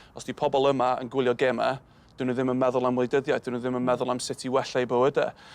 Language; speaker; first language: Welsh; native; Welsh